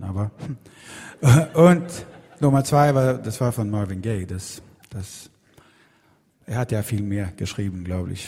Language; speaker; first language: German; non-native, fluent; Swedish